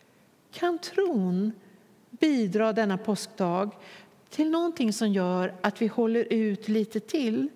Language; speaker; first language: Swedish; native; Swedish